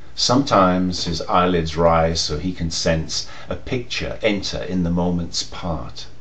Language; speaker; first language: English; native; English